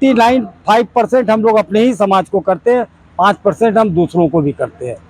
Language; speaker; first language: Hindi; native; Hindi